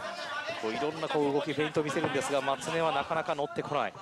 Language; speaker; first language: Japanese; native; Japanese